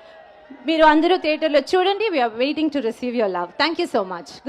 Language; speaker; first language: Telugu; non-native, learner; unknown